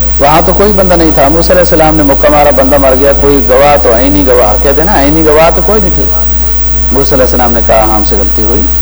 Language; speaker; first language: Urdu; native; Urdu